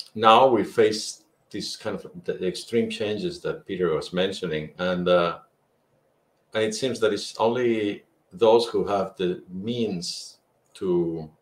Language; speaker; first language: English; non-native, fluent; Spanish